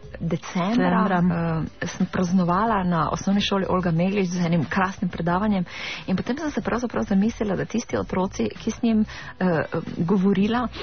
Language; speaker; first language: Slovenian; native; Slovenian